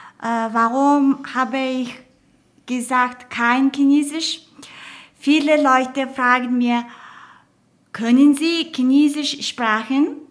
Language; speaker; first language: German; non-native, learner; Mongolian